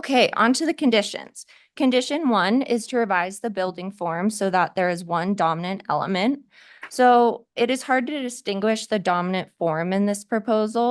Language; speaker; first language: English; native; English